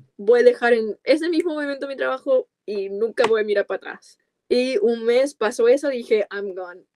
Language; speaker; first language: Spanish; non-native, fluent; English